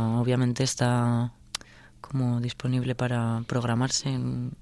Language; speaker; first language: Spanish; native; Spanish